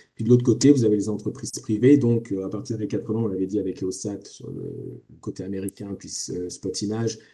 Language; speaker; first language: French; native; French